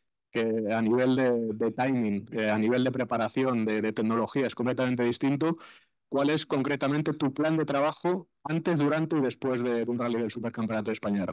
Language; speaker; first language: Spanish; native; Spanish